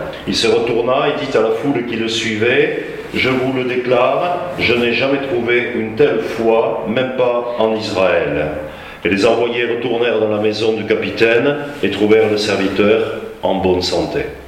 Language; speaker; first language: French; native; French